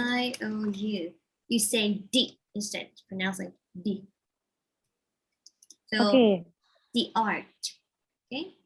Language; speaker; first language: English; non-native, fluent; Thai